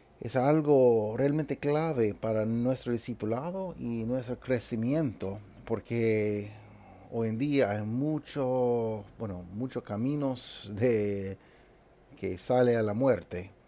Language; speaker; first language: Spanish; non-native, fluent; English